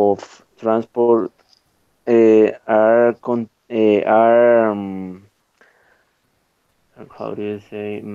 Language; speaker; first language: English; non-native, learner; Spanish